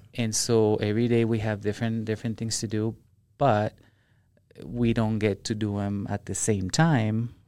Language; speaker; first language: English; non-native, fluent; Spanish